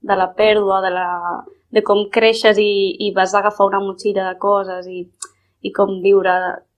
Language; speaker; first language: Catalan; non-native, local second language; Spanish